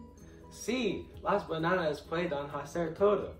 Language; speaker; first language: Spanish; non-native, learner; English